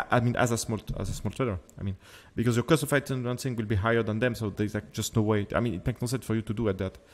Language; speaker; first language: English; non-native, fluent; French